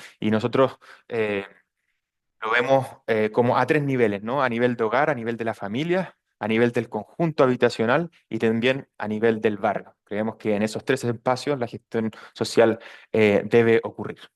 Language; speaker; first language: Spanish; native; Spanish